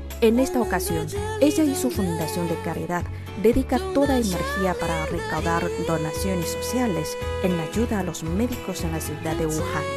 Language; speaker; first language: Spanish; non-native, fluent; Chinese